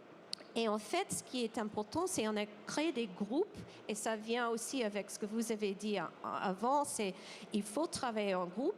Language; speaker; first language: French; non-native, fluent; English